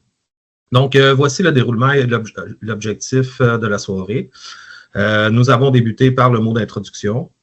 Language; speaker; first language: French; native; French